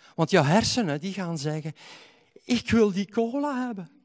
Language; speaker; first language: Dutch; native; Dutch